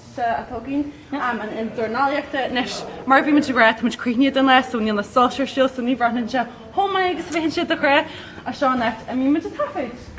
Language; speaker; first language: Irish; native; Irish